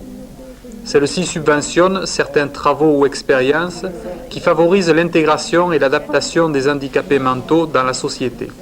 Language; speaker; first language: French; native; French